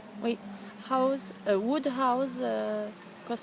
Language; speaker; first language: English; non-native, learner; French